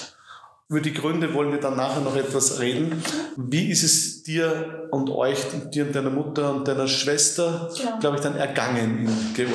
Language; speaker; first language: German; native; German